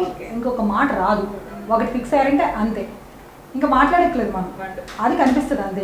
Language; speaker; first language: Telugu; native; Telugu